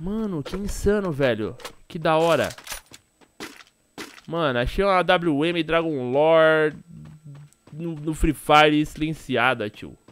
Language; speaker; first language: Portuguese; native; Portuguese